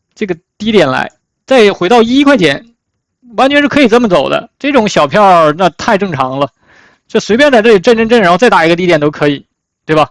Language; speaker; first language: Chinese; native; Chinese